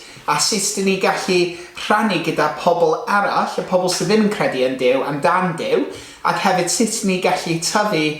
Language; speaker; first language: Welsh; non-native, local second language; English